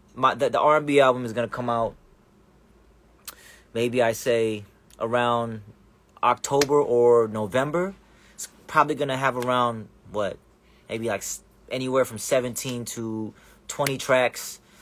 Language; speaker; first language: English; early bilingual, other home language; Korean